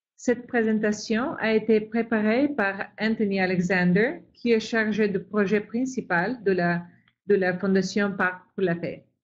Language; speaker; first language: French; non-native, fluent; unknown